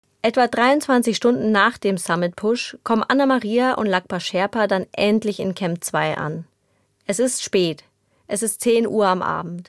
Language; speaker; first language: German; native; German